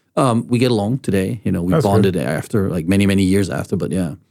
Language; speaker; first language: English; early bilingual, other home language; Danish